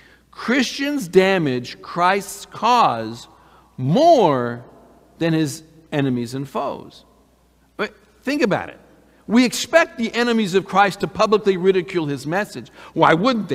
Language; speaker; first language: English; native; English